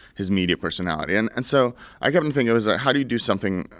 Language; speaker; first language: English; early bilingual, other home language; Russian